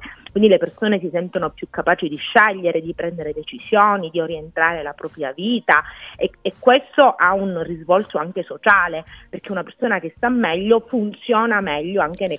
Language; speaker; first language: Italian; native; Italian